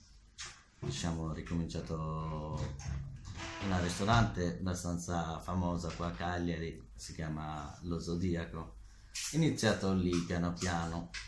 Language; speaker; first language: Italian; non-native, learner; Bangla